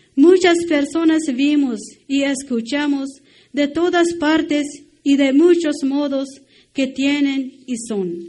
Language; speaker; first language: Spanish; non-native, local second language; Tzotzil